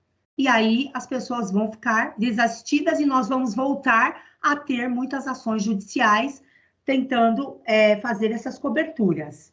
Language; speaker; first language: Portuguese; native; Portuguese